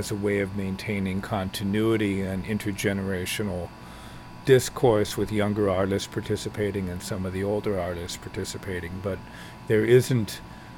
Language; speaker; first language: English; native; English